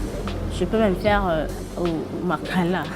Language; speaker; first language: French; non-native, local second language; Lingala